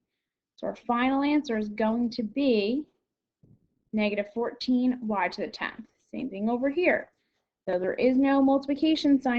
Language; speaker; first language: English; native; English